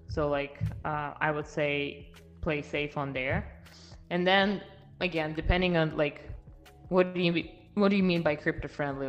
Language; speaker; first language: English; non-native, fluent; Russian